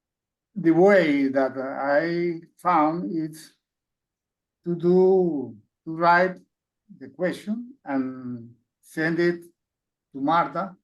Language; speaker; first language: English; non-native, learner; Spanish